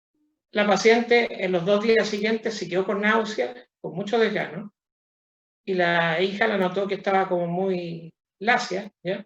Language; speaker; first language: Spanish; native; Spanish